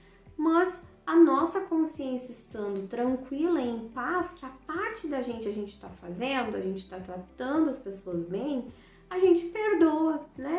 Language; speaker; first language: Portuguese; native; Portuguese